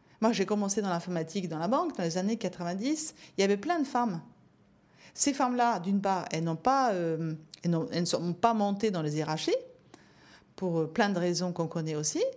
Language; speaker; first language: French; non-native, fluent; Norwegian